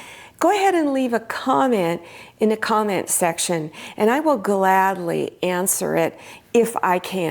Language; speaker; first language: English; native; English